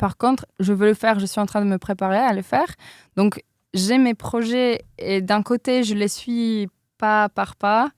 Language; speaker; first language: French; non-native, fluent; Polish